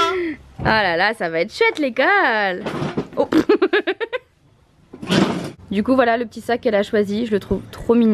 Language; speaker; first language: French; native; French